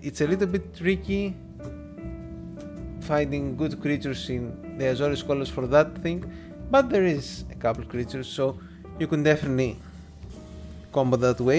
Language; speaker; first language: English; non-native, fluent; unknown